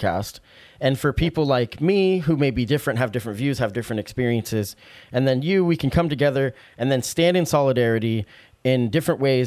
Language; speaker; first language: English; native; English